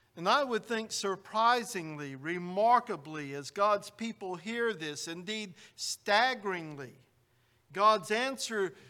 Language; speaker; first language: English; native; English